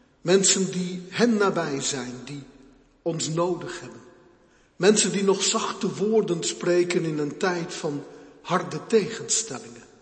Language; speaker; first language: Dutch; native; Dutch